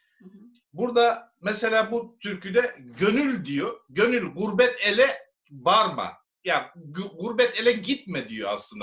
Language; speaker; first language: Turkish; native; Turkish